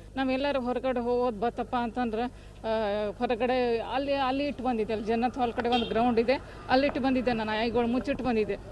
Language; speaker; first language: Kannada; native; Kannada